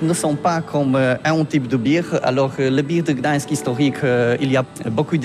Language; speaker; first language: French; non-native, learner; Polish